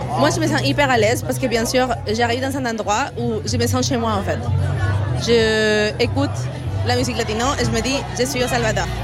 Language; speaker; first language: French; non-native, fluent; Spanish